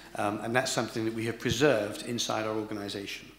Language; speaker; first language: English; native; English